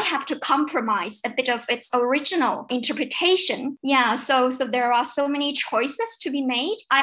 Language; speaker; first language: English; non-native, fluent; Cantonese